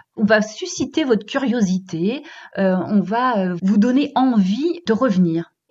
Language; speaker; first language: French; native; French